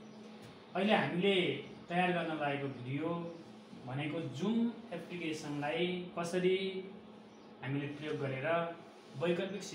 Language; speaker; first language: Nepali; native; Nepali